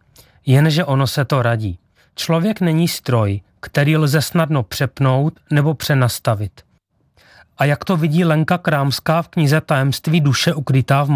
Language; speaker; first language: Czech; native; Czech